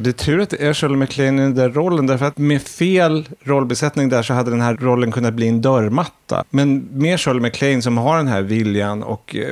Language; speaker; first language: Swedish; native; Swedish